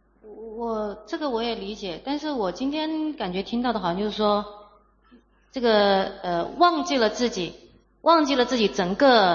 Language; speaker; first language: Chinese; native; Chinese